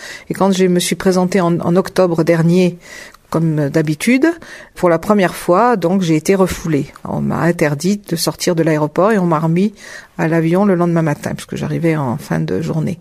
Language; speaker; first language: French; native; French